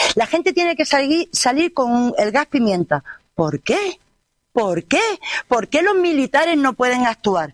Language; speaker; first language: Spanish; native; Spanish